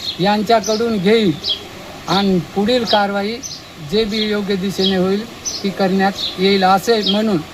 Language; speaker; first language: Marathi; non-native, local second language; Lambadi